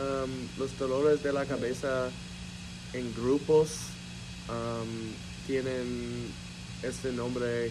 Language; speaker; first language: Spanish; non-native, learner; English